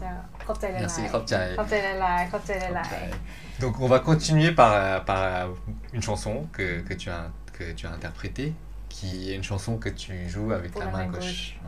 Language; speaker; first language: French; non-native, fluent; Lao